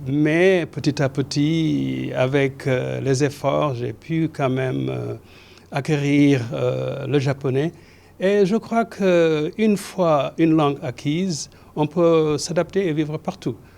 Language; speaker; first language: French; non-native, local second language; Serer